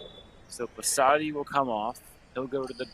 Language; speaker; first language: English; native; English